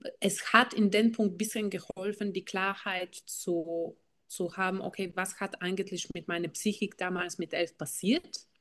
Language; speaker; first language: German; non-native, fluent; Bulgarian